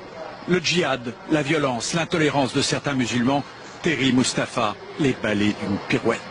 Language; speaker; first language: French; native; French